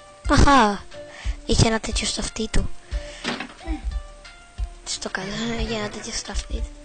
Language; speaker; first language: Greek; native; Greek